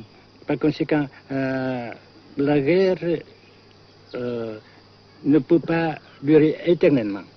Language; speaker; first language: French; non-native, local second language; Vietnamese